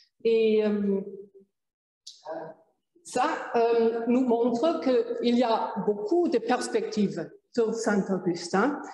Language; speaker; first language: French; non-native, fluent; German